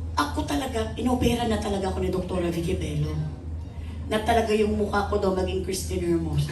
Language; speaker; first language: Filipino; non-native, local second language; Cebuano